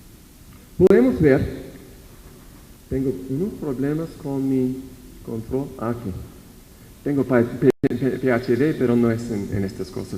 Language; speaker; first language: Spanish; non-native, fluent; English